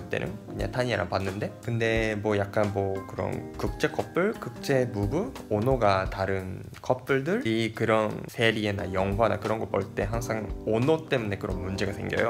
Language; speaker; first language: Korean; non-native, fluent; Japanese